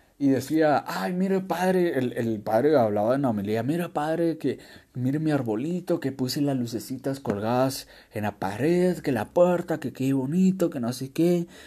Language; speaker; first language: Spanish; native; Spanish